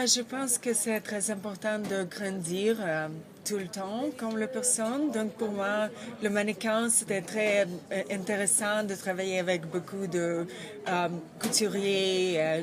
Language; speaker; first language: French; non-native, learner; Russian